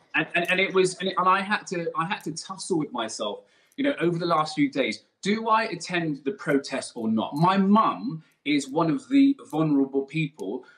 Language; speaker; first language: English; native; English